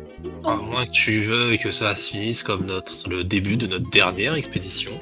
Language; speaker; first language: French; native; French